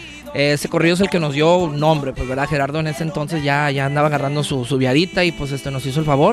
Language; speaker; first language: Spanish; native; Spanish